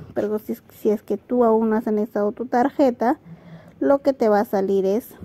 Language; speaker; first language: Spanish; native; Spanish